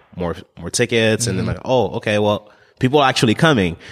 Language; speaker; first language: English; non-native, fluent; French